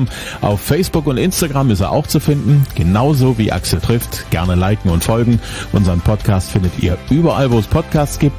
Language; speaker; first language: German; native; German